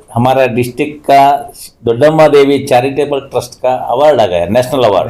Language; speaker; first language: Hindi; non-native, local second language; Kannada